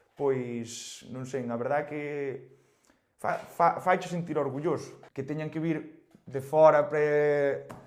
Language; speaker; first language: Galician; native; Galician